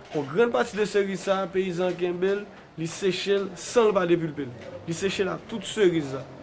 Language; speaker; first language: Haitian Creole; native; Haitian Creole